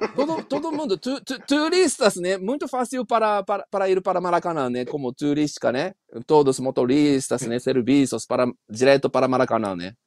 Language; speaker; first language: Portuguese; non-native, learner; Japanese